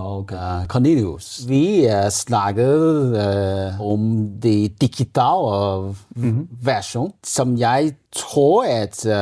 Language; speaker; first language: Danish; non-native, learner; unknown